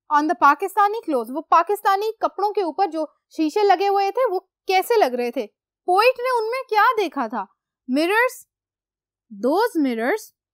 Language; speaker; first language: Urdu; native; Urdu